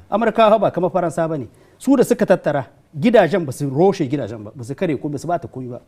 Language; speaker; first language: Hausa; non-native, local second language; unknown